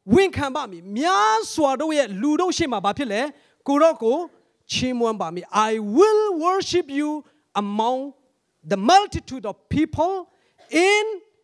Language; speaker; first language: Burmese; non-native, local second language; Hakha Chin